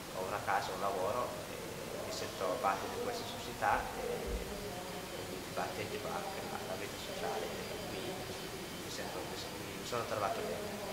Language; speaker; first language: Italian; non-native, fluent; Somali